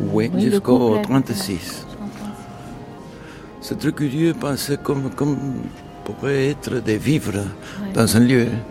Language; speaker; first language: French; non-native, fluent; Spanish